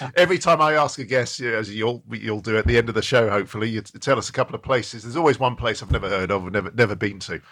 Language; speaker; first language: English; native; English